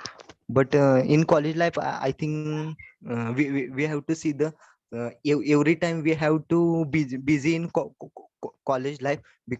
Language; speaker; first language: English; non-native, learner; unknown